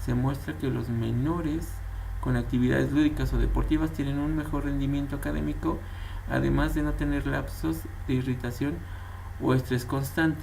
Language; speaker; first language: Spanish; native; Spanish